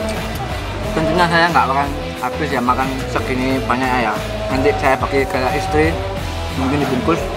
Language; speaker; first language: Indonesian; native; Indonesian